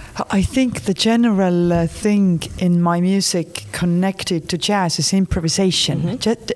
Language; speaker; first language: English; non-native, fluent; Estonian